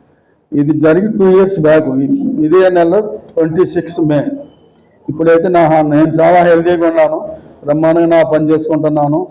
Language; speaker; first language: Telugu; native; Telugu